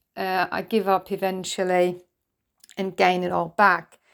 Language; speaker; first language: English; non-native, fluent; German